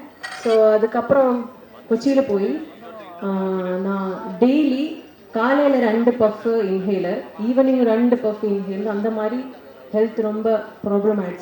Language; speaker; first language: Tamil; non-native, learner; Malayalam